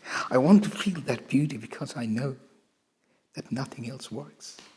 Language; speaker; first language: English; non-native, local second language; Bangla